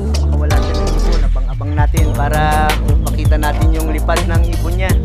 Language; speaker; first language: Filipino; non-native, local second language; Iloko